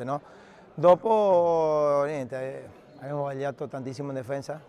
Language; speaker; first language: Italian; non-native, fluent; Spanish